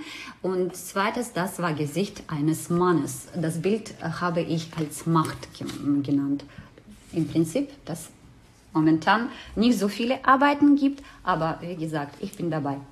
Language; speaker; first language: German; non-native, learner; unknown